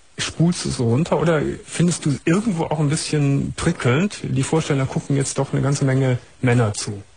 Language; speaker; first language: German; native; German